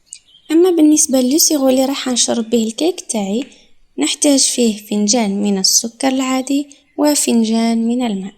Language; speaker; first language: Arabic; native; Arabic